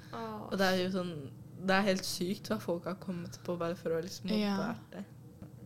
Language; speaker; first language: Norwegian; early bilingual, other home language; Urdu